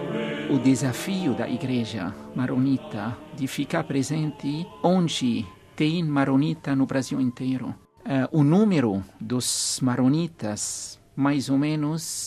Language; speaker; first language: Portuguese; non-native, fluent; Arabic